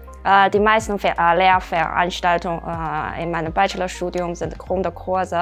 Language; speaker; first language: German; non-native, fluent; Chinese